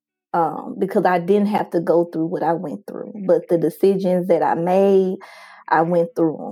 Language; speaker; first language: English; native; English